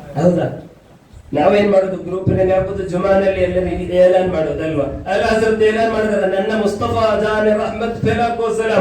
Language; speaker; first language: Kannada; non-native, local second language; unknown